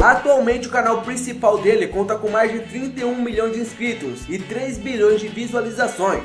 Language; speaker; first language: Portuguese; native; Portuguese